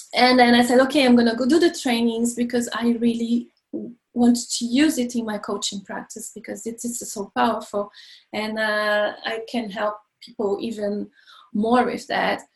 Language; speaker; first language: English; non-native, learner; Portuguese